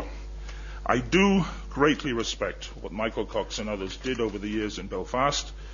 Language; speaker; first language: English; native; English